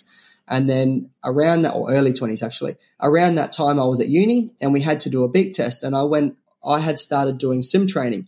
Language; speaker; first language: English; native; English